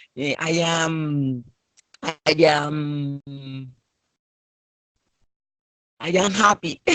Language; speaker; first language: English; non-native, learner; Spanish